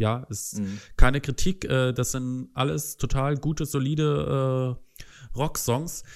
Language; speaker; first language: German; native; German